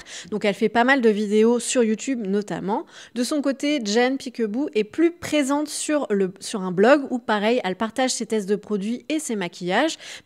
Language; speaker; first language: French; native; French